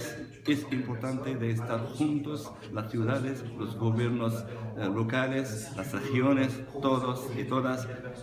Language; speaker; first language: Spanish; non-native, fluent; Arabic